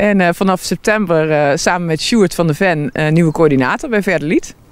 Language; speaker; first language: Dutch; native; Dutch